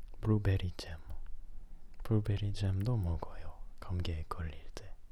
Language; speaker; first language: Korean; non-native, learner; French